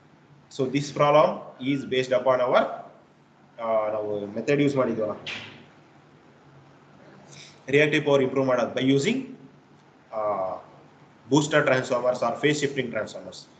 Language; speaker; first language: English; non-native, local second language; Kannada